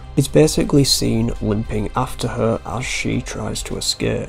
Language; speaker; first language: English; native; English